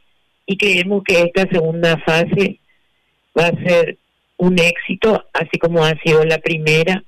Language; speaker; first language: Spanish; native; Spanish